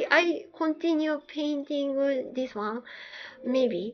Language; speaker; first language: English; non-native, learner; Japanese